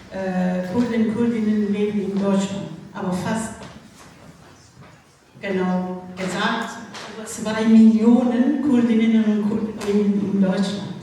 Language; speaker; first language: German; non-native, fluent; Kurdish